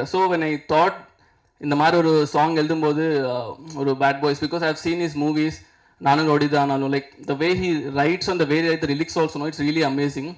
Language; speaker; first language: Tamil; non-native, local second language; Telugu